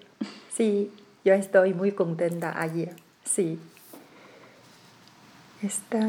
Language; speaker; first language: Spanish; non-native, learner; Chinese